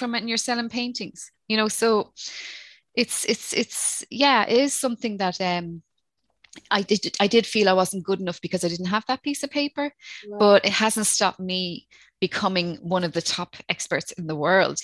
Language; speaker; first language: English; native; English